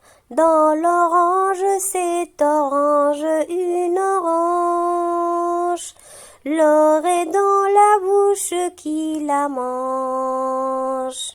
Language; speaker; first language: French; non-native, local second language; Arabic